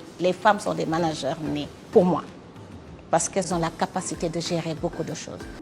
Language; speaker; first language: French; non-native, local second language; Wolof